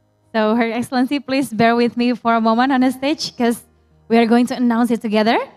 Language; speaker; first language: English; non-native, fluent; Indonesian